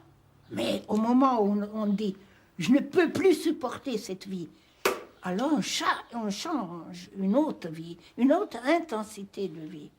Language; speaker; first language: French; non-native, fluent; Hungarian